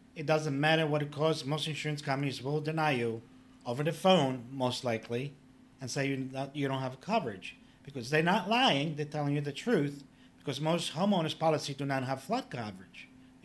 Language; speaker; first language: English; non-native, fluent; Polish